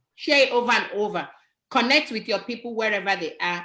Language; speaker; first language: English; non-native, local second language; Yoruba